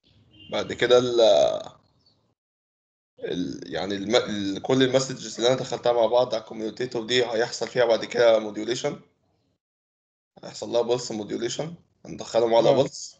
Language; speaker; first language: Arabic; native; Arabic